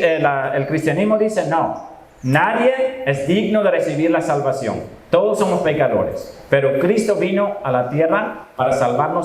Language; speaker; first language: Spanish; non-native, fluent; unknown